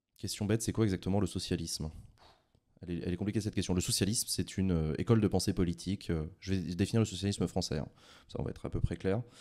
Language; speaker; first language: French; native; French